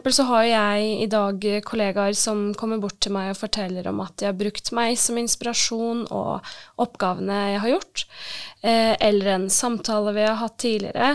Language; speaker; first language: Norwegian; early bilingual, other home language; Turkish